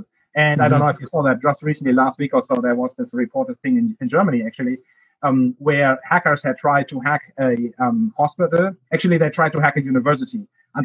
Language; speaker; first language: English; non-native, fluent; German